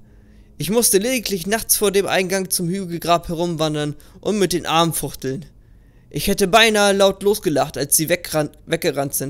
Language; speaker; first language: German; native; German